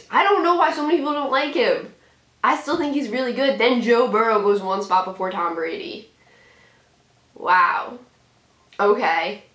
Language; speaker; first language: English; native; English